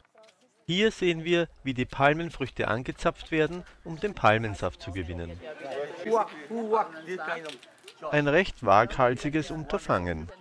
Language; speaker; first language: German; native; German